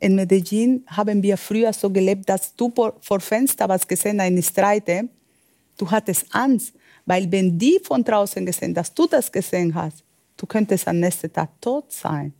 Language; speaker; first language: German; non-native, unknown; Spanish